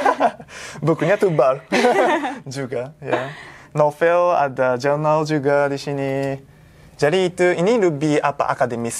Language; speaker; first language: Indonesian; non-native, fluent; Japanese